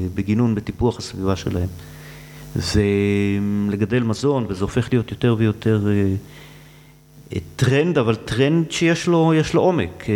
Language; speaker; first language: Hebrew; native; Hebrew